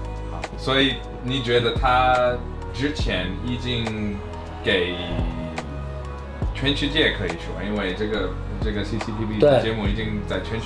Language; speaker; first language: Chinese; non-native, fluent; English